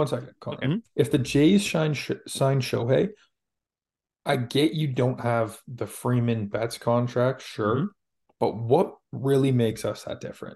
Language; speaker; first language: English; native; English